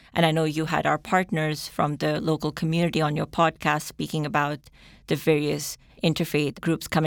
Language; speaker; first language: English; non-native, local second language; Urdu